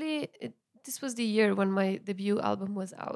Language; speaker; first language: English; non-native, fluent; Italian